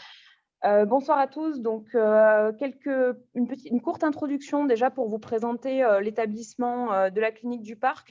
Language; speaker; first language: French; native; French